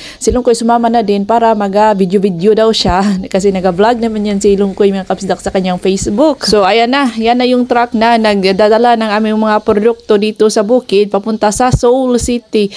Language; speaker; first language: Filipino; non-native, local second language; Cebuano